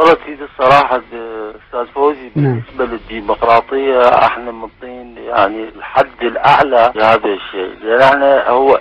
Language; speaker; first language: Arabic; native; Arabic